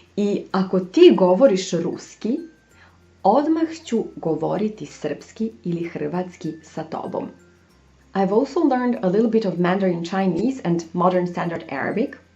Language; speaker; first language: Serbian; native; Serbian